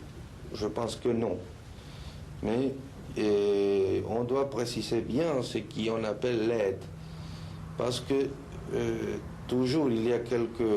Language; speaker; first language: French; non-native, fluent; Spanish